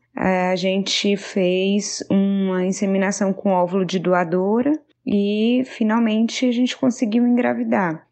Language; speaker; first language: Portuguese; native; Portuguese